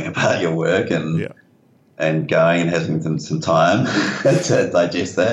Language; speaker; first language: English; native; English